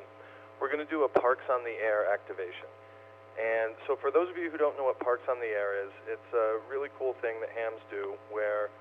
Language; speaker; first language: English; native; English